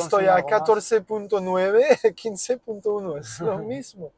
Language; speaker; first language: Spanish; non-native, learner; French